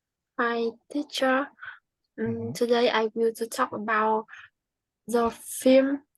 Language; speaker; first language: English; non-native, learner; Vietnamese